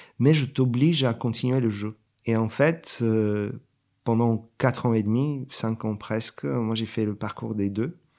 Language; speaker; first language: French; non-native, fluent; Bulgarian